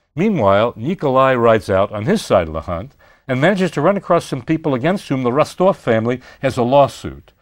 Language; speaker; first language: English; native; English